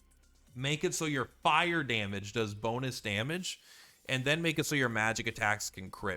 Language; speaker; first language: English; native; English